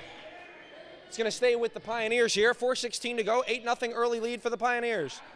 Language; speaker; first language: English; native; English